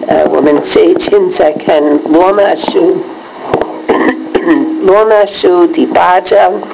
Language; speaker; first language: Chinese; non-native, fluent; English